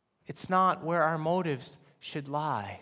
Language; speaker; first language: English; native; English